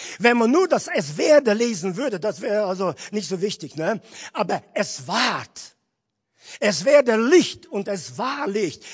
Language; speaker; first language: German; non-native, fluent; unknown